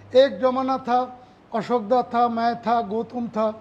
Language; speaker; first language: Hindi; non-native, local second language; Bangla